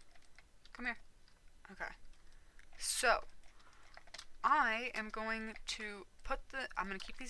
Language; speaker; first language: English; native; English